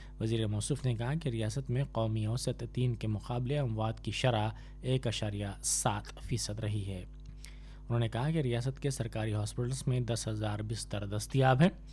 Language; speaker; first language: Urdu; native; Urdu